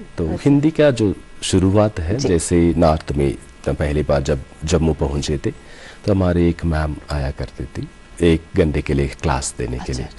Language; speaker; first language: Hindi; non-native, local second language; Tamil